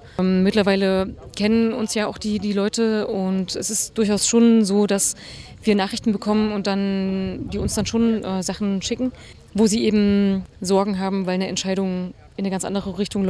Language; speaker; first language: German; native; German